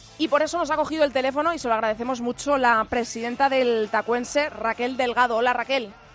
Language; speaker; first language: Spanish; native; Spanish